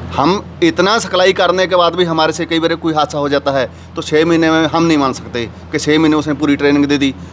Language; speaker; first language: Hindi; native; Hindi